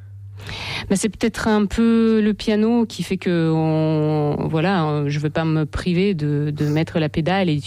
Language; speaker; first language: French; non-native, fluent; Russian